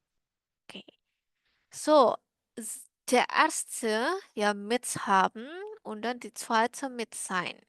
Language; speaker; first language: German; non-native, learner; Indonesian